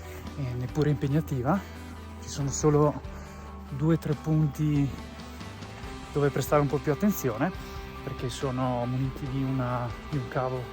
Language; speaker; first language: Italian; native; Italian